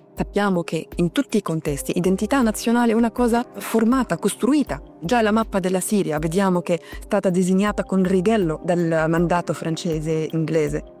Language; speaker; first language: Italian; non-native, fluent; Arabic